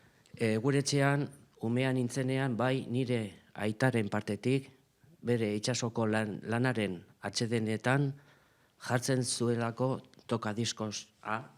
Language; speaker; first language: Basque; non-native, local second language; Spanish